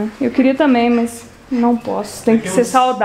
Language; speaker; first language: Portuguese; native; Portuguese